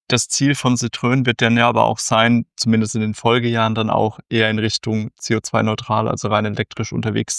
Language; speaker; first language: German; native; German